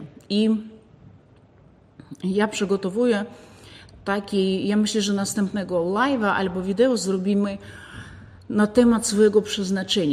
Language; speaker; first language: Polish; non-native, fluent; Ukrainian